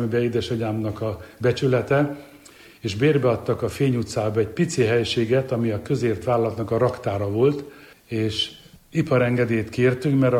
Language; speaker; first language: Hungarian; native; Hungarian